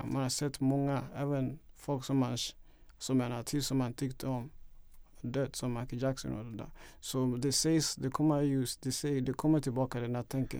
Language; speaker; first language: Swedish; non-native, fluent; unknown